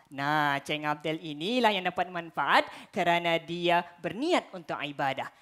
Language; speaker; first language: Malay; native; Malay